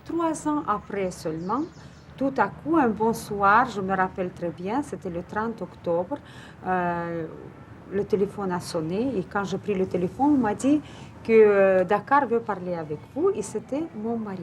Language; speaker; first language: French; non-native, fluent; Russian